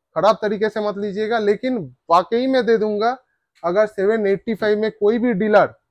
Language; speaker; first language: Hindi; non-native, local second language; Bangla